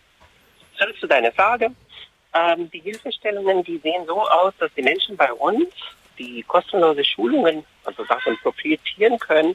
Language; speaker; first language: German; non-native, fluent; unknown